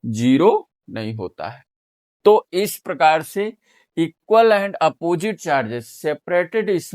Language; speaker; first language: Hindi; native; Hindi